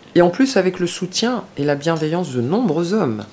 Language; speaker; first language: French; native; French